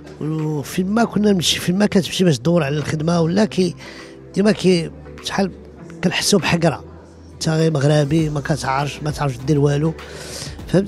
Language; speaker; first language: Arabic; early bilingual, heritage; Arabic